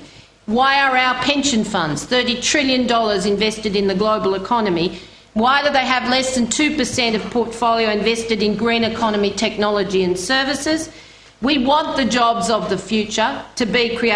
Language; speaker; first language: English; native; English